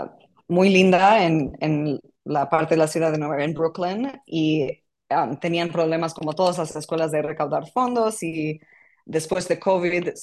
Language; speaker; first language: Spanish; non-native, fluent; English